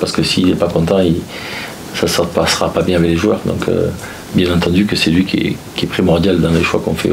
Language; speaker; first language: French; native; French